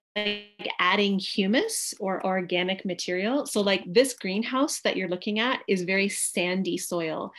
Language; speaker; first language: English; native; English